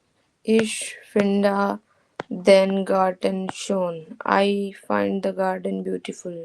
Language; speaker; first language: German; non-native, fluent; Hindi